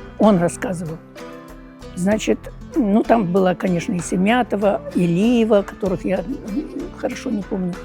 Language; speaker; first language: Russian; non-native, local second language; Uyghur